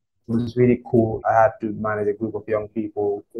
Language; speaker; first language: English; non-native, local second language; Krio